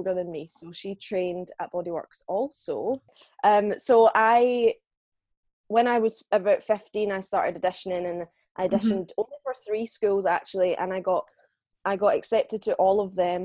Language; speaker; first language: English; native; English